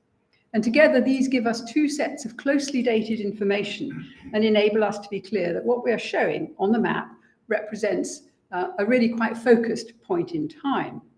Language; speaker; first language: English; native; English